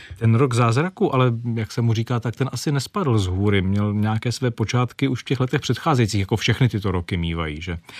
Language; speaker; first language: Czech; native; Czech